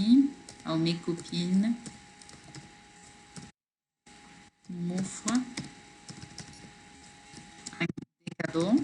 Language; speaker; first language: French; non-native, learner; Arabic